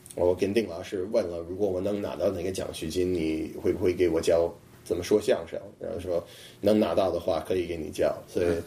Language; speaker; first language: Chinese; non-native, fluent; English